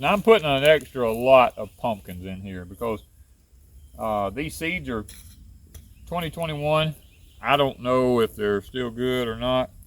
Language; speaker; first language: English; native; English